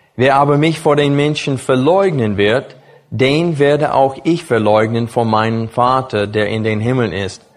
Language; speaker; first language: German; non-native, fluent; English